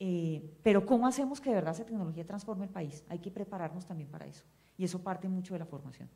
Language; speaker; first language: Spanish; native; Spanish